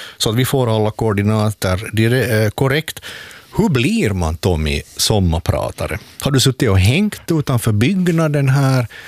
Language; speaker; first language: Swedish; native; Swedish